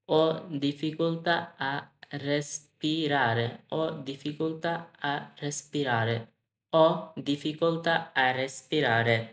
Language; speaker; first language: Italian; non-native, learner; Bangla